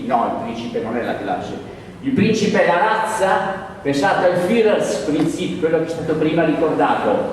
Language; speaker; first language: Italian; native; Italian